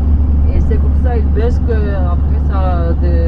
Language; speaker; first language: French; non-native, fluent; Georgian